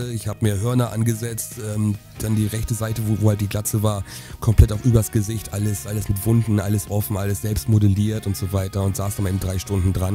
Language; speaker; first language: German; native; German